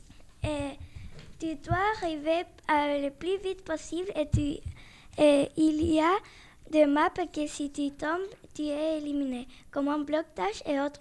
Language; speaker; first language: French; non-native, learner; Spanish